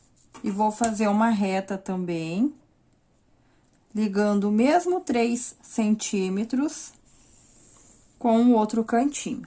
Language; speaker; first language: Portuguese; native; Portuguese